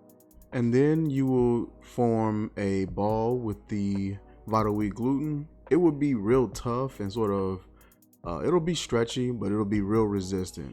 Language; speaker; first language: English; native; English